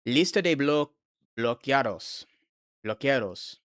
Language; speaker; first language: Spanish; non-native, learner; English